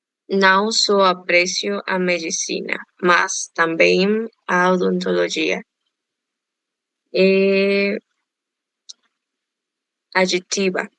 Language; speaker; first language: Portuguese; non-native, learner; Spanish